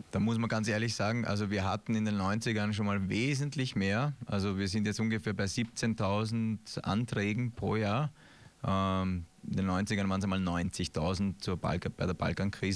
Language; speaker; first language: German; native; German